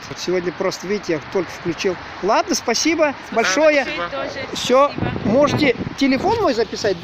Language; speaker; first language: Russian; native; Russian